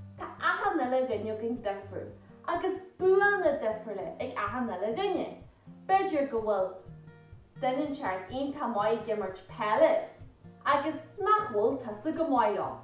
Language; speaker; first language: Irish; native; Irish